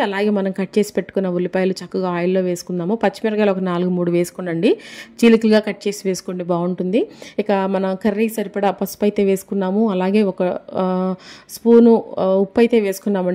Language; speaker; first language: Telugu; native; Telugu